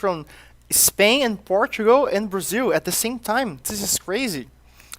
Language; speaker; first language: English; non-native, fluent; Portuguese